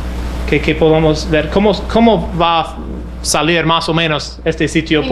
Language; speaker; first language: Spanish; non-native, fluent; English